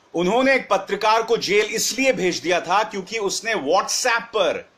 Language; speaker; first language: Hindi; native; Hindi